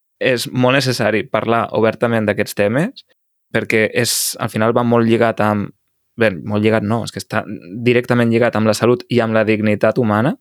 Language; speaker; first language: Catalan; native; Catalan